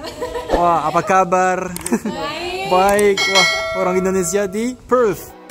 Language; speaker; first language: Indonesian; non-native, fluent; French